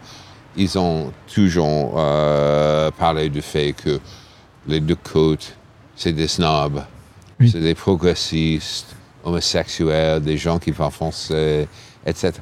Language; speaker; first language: French; non-native, fluent; English